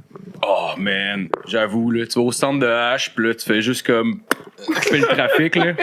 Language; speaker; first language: French; native; French